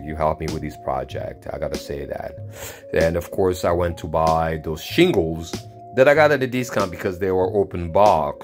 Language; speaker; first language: English; non-native, fluent; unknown